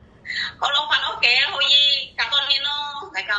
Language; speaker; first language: Cantonese; non-native, learner; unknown